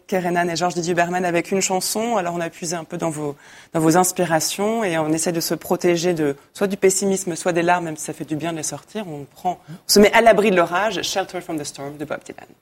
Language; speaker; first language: French; native; French